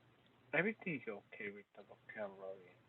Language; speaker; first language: English; non-native, learner; Korean